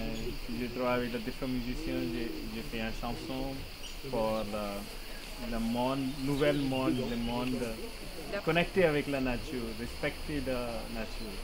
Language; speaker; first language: French; non-native, learner; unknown